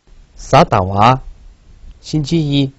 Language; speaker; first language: Chinese; non-native, local second language; Tibetan